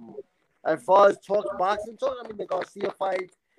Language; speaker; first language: English; native; English